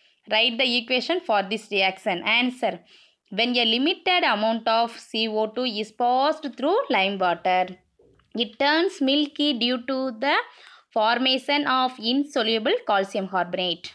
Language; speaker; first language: English; non-native, local second language; Tamil